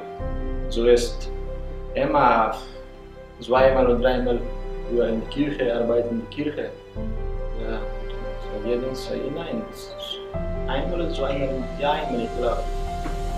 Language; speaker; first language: German; non-native, learner; Persian